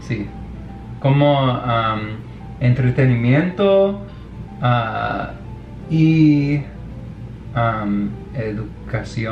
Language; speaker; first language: Spanish; non-native, learner; English